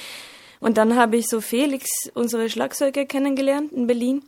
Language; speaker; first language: German; non-native, fluent; Swedish